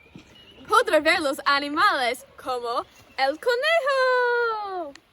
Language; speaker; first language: Spanish; non-native, learner; English